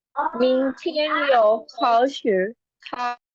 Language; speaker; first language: Chinese; non-native, learner; Urdu